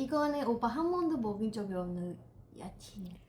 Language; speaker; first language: Korean; non-native, learner; Burmese